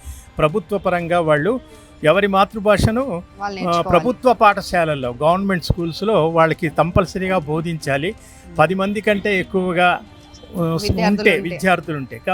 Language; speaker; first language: Telugu; native; Telugu